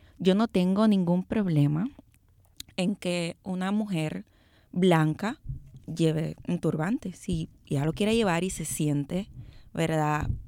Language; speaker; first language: Spanish; native; Spanish